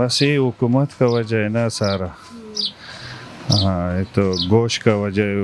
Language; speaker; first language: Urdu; non-native, local second language; Pashto